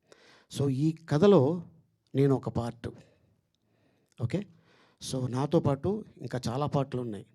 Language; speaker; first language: Telugu; native; Telugu